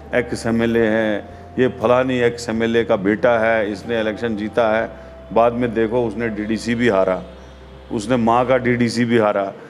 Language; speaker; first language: Hindi; non-native, local second language; Kashmiri